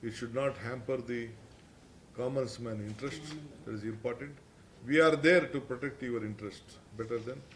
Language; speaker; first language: English; non-native, local second language; Kannada